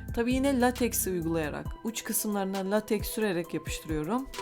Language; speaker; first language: Turkish; native; Turkish